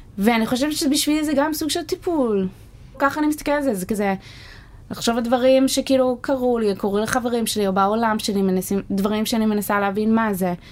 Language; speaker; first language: Hebrew; non-native, fluent; English